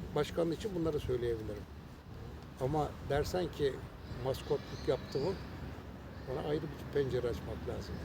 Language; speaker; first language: Turkish; native; Turkish